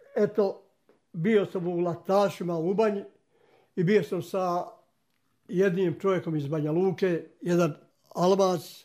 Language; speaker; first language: Serbian; native; Serbian